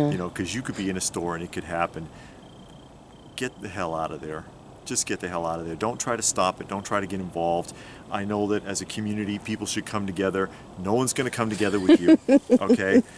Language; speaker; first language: English; native; English